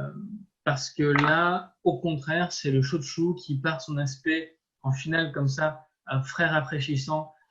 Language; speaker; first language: French; native; French